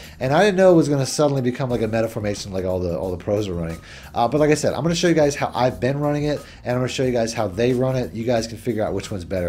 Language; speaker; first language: English; native; English